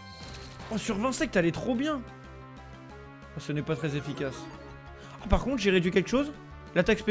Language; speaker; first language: French; native; French